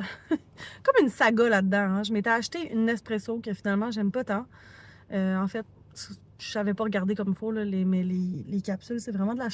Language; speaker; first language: French; native; French